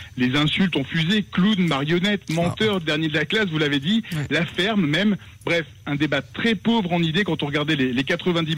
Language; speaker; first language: French; native; French